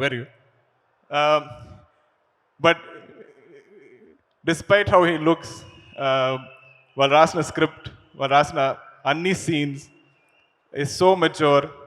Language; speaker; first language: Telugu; non-native, learner; Malayalam